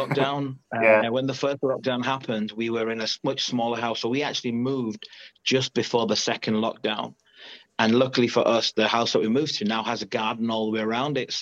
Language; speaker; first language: English; native; English